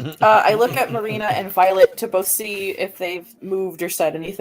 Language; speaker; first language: English; native; English